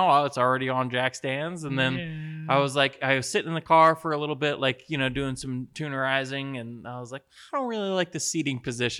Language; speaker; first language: English; native; English